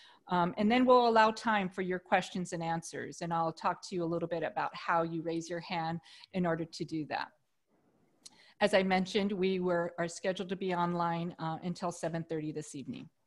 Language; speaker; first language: English; native; English